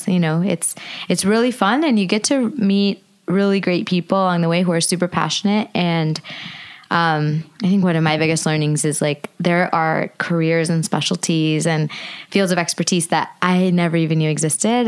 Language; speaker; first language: English; native; English